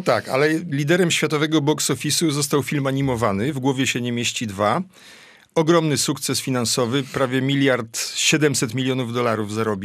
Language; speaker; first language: Polish; native; Polish